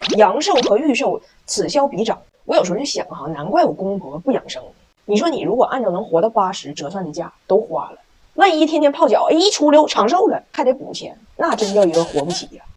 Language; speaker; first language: Chinese; native; Chinese